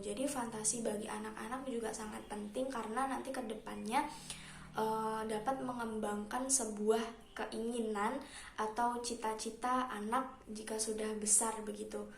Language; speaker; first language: Indonesian; native; Indonesian